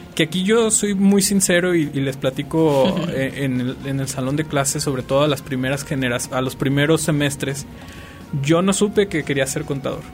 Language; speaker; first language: Spanish; native; Spanish